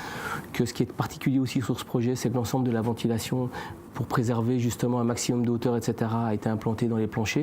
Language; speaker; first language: French; native; French